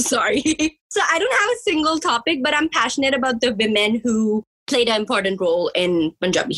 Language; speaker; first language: English; early bilingual, other home language; Punjabi